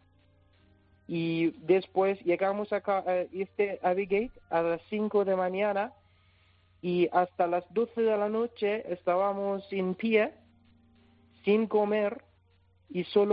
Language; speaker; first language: Spanish; non-native, learner; Persian